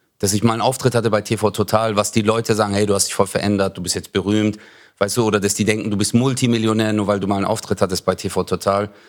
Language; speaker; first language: German; early bilingual, other home language; Turkish